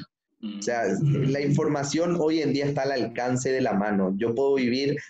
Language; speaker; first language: Spanish; native; Spanish